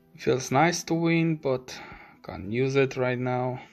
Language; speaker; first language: English; non-native, fluent; Romanian